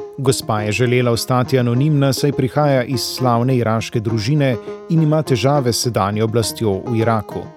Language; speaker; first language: Slovenian; native; Slovenian